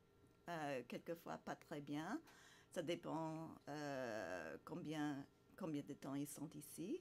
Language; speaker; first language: French; non-native, fluent; English